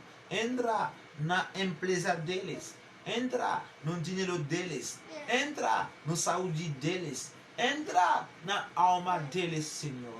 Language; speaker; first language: Portuguese; non-native, learner; Haitian Creole